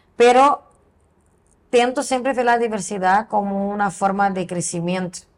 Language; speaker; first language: Spanish; non-native, fluent; Portuguese